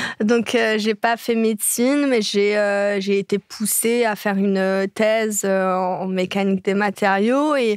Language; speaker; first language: French; non-native, local second language; Arabic